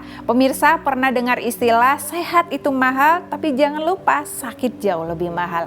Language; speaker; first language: Indonesian; native; Indonesian